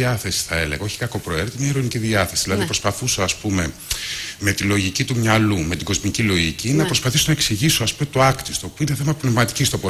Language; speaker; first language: Greek; native; Greek